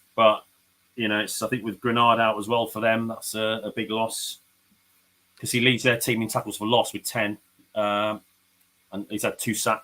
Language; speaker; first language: English; native; English